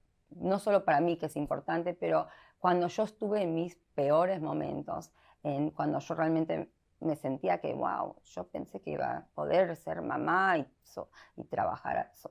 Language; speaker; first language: Spanish; early bilingual, heritage; Spanish